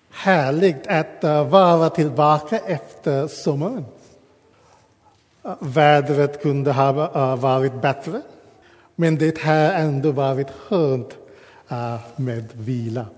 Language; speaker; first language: Swedish; non-native, fluent; English